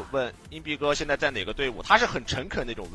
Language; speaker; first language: Chinese; native; Chinese